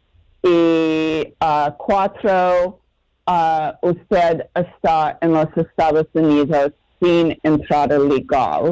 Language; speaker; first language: Spanish; non-native, learner; English